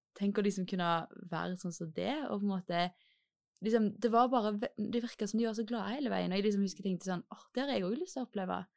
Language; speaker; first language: Norwegian; native; Norwegian